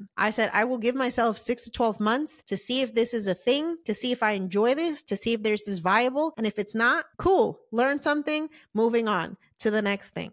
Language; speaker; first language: English; native; English